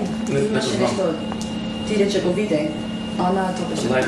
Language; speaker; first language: Macedonian; early bilingual, heritage; Macedonian